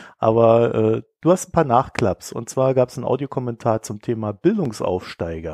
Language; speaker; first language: German; native; German